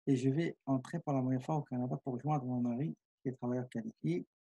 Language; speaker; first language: French; non-native, local second language; Arabic